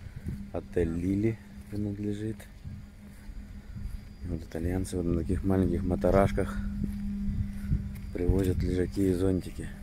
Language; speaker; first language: Russian; native; Russian